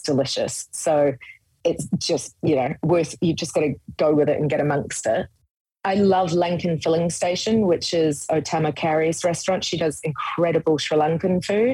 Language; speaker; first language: English; native; English